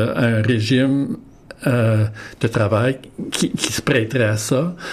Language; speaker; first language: French; native; French